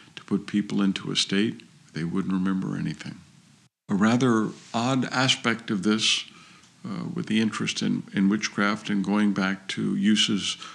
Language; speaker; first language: English; native; English